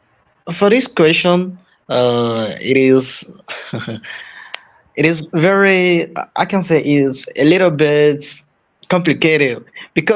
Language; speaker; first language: English; non-native, learner; French